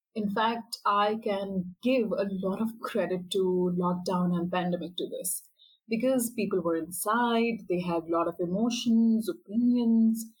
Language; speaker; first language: English; non-native, local second language; Hindi